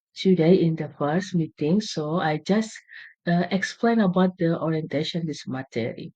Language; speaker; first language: English; non-native, learner; Indonesian